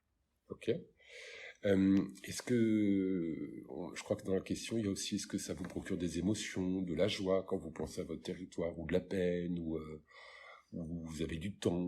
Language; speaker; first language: French; native; French